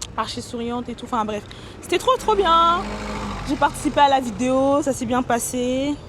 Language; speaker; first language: French; native; French